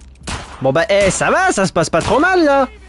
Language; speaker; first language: French; native; French